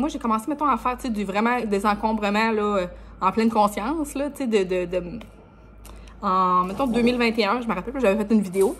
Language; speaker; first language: French; native; French